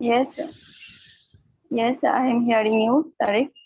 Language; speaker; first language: English; non-native, learner; Bangla